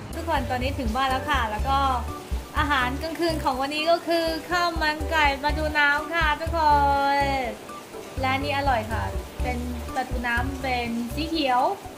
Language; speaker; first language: Thai; non-native, fluent; Chinese